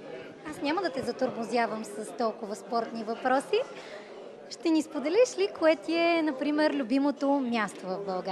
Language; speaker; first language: Bulgarian; native; Bulgarian